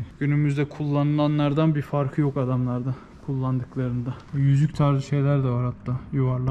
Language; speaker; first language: Turkish; native; Turkish